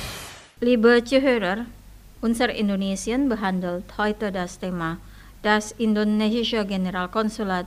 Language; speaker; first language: German; non-native, fluent; Indonesian